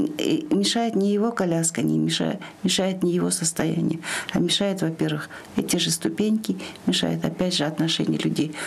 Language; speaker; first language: Russian; non-native, local second language; Kyrgyz